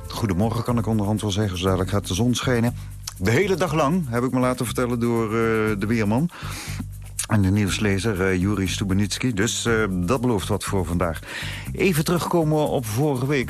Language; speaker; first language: Dutch; native; Dutch